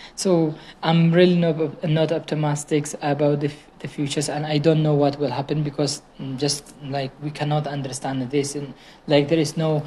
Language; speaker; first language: English; non-native, fluent; Kurdish